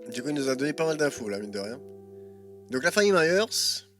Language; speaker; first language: French; native; French